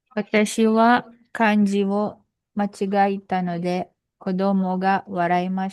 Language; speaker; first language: Japanese; non-native, learner; Filipino